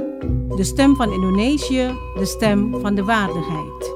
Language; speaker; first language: Dutch; non-native, fluent; Indonesian